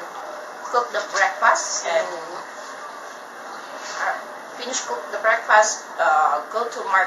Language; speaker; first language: English; non-native, learner; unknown